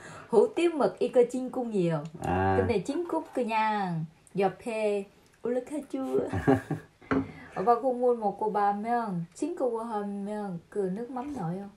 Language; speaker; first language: Korean; non-native, learner; Vietnamese